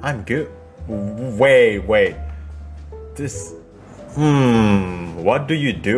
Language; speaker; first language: English; non-native, fluent; Indonesian